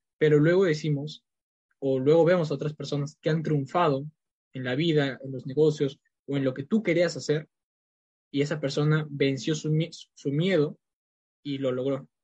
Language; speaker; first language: Spanish; native; Spanish